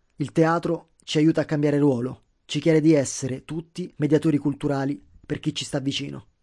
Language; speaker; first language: Italian; native; Italian